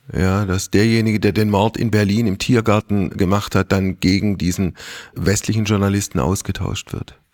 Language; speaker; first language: German; native; German